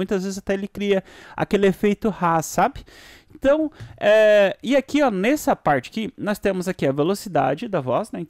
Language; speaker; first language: Portuguese; native; Portuguese